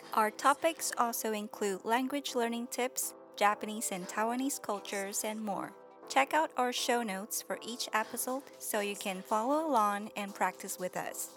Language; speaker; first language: English; non-native, fluent; Chinese